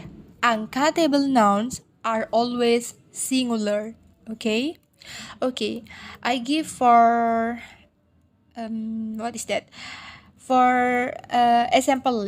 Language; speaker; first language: English; non-native, learner; Indonesian